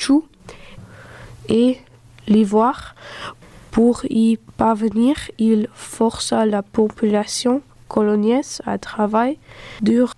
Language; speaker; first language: French; early bilingual, other home language; Dutch